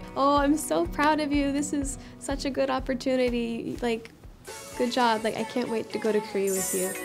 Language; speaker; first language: English; native; English